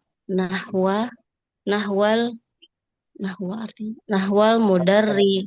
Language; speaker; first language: Indonesian; native; Indonesian